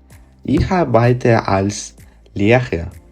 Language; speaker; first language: German; non-native, fluent; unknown